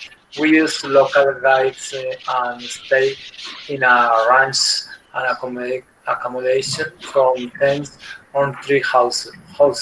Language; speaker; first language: English; non-native, learner; Spanish